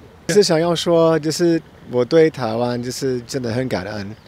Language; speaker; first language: Chinese; non-native, fluent; English